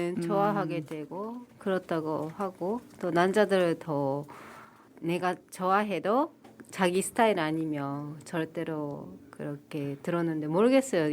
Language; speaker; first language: Korean; non-native, fluent; Japanese